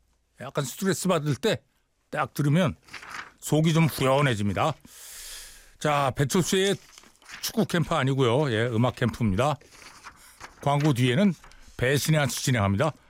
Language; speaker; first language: Korean; native; Korean